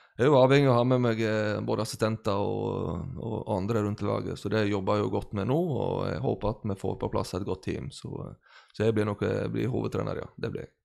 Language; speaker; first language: Norwegian; native; Norwegian